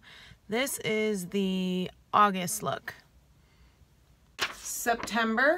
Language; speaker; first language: English; native; English